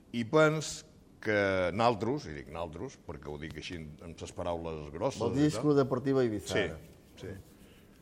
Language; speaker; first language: Catalan; native; Catalan